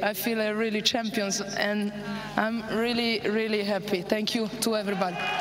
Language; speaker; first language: English; non-native, learner; Italian